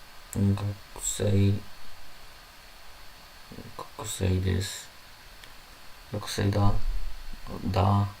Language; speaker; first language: Japanese; non-native, learner; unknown